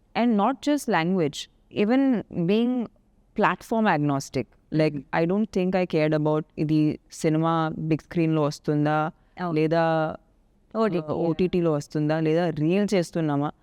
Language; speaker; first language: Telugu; non-native, local second language; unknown